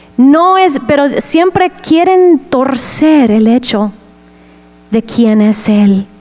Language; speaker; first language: Spanish; non-native, fluent; English